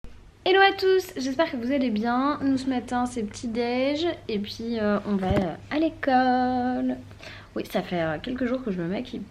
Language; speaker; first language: French; native; French